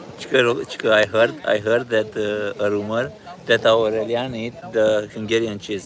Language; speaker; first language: English; non-native, fluent; Romanian